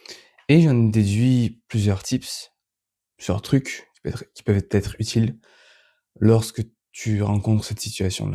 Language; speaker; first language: French; native; French